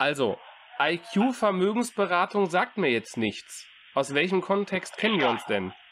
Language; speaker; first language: German; native; German